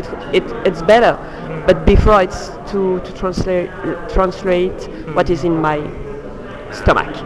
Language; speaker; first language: English; non-native, learner; French